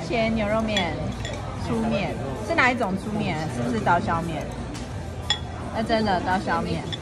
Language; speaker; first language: Chinese; early bilingual, heritage; Chinese